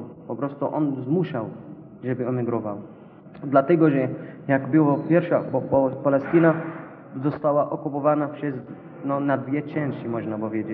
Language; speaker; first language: Polish; non-native, learner; Arabic